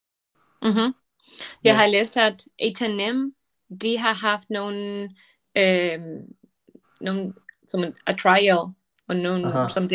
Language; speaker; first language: Danish; non-native, learner; Spanish